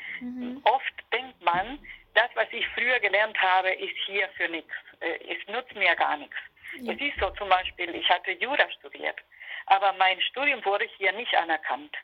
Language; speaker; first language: German; non-native, fluent; Spanish